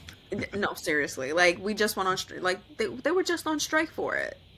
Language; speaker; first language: English; native; English